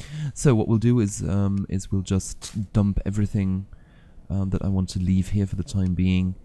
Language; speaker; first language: English; native; English